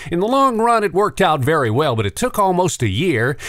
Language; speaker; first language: English; native; English